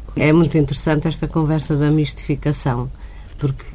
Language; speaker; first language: Portuguese; native; Portuguese